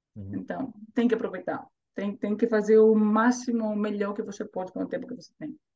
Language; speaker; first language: Portuguese; non-native, fluent; Greek